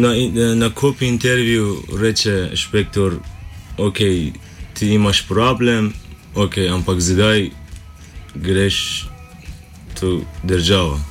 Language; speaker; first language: Slovenian; non-native, learner; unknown